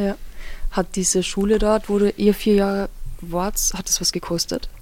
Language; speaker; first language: German; native; German